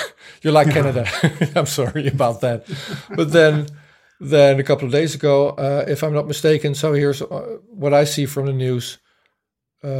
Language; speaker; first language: English; non-native, fluent; Dutch